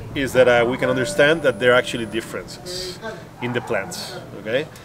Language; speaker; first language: English; non-native, fluent; Spanish